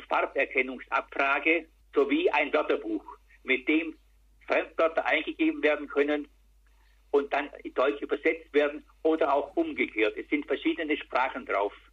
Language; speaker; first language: German; native; German